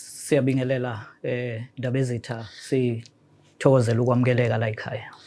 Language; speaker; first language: Zulu; non-native, local second language; Southern Sotho